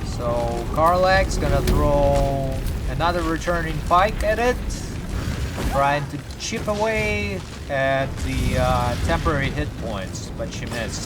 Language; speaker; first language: English; native; English